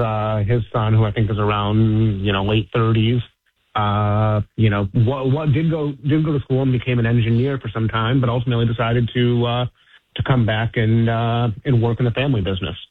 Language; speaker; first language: English; native; English